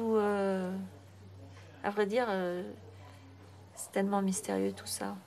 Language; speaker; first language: French; native; French